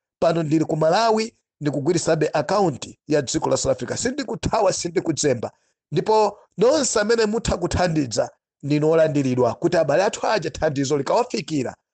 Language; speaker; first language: Nyanja; non-native, local second language; Tumbuka